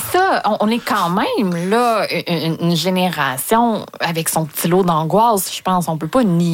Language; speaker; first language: French; native; French